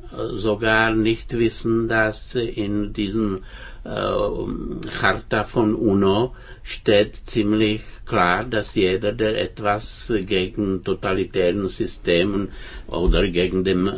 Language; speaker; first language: German; non-native, fluent; Czech